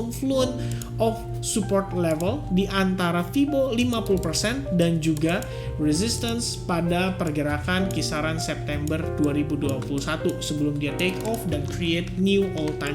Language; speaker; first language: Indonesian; native; Indonesian